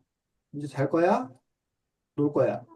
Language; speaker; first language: Korean; native; Korean